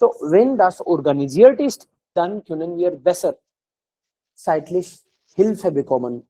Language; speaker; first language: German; non-native, fluent; Hindi